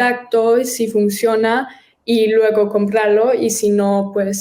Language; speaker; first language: Spanish; early bilingual, heritage; German